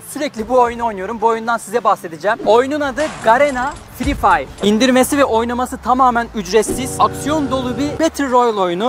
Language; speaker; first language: Turkish; native; Turkish